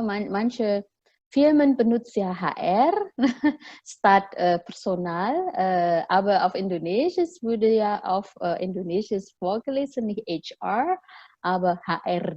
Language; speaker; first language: German; non-native, fluent; Indonesian